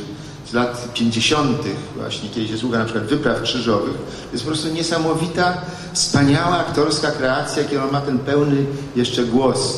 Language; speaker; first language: Polish; native; Polish